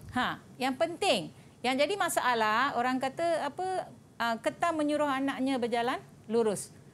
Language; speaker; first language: Malay; non-native, local second language; Tamil